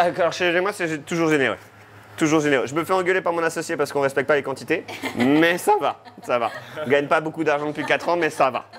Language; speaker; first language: French; native; French